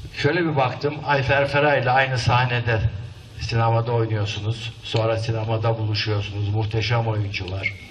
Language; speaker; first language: Turkish; native; Turkish